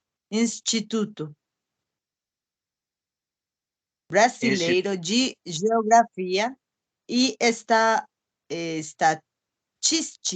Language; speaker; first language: Portuguese; non-native, fluent; Spanish